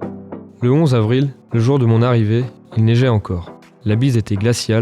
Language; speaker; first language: French; native; French